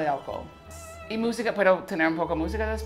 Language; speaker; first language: Spanish; non-native, learner; English